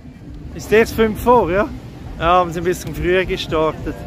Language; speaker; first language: German; native; German